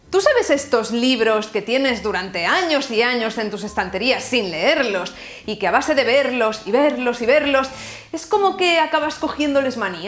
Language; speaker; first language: Spanish; native; Spanish